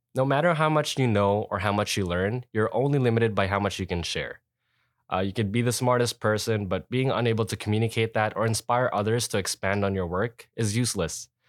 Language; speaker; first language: English; early bilingual, other home language; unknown